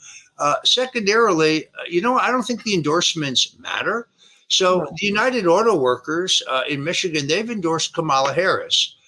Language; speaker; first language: English; native; English